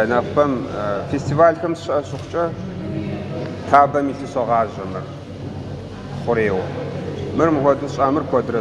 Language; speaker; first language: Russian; non-native, local second language; Adyghe